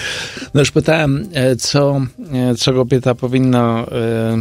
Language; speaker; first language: Polish; native; Polish